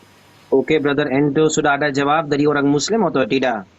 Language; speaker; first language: Indonesian; non-native, learner; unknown